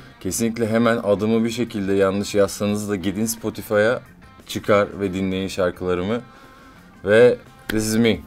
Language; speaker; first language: Turkish; early bilingual, other home language; English